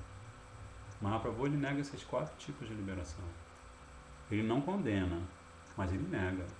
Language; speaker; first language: Portuguese; native; Portuguese